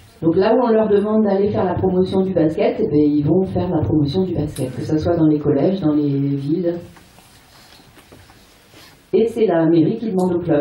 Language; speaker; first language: French; native; French